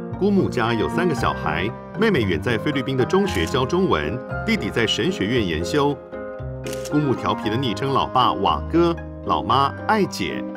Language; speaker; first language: Chinese; native; Chinese